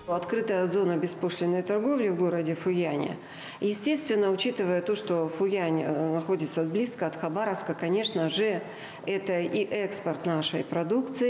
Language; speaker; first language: Russian; native; Russian